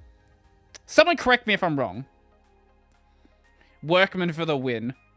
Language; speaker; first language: English; native; English